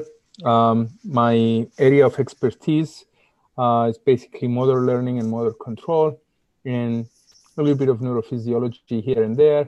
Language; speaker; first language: English; non-native, fluent; Greek